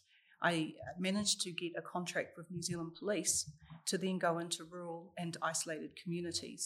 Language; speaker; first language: English; native; English